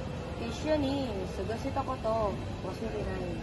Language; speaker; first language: Japanese; non-native, learner; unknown